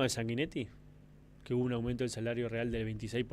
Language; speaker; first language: Spanish; native; Spanish